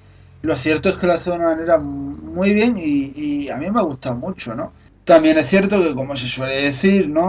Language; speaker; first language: Spanish; native; Spanish